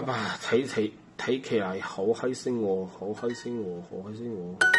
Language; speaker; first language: Cantonese; non-native, learner; Chinese